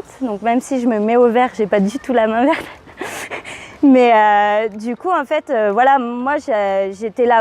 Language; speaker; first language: French; native; French